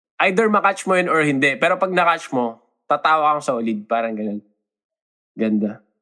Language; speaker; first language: Filipino; native; Filipino